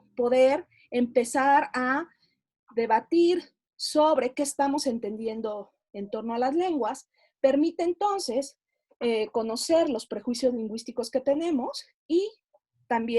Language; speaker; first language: Spanish; native; Spanish